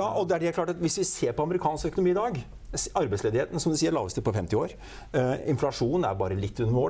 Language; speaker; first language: Norwegian; native; Norwegian